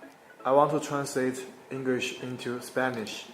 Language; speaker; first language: English; non-native, learner; Chinese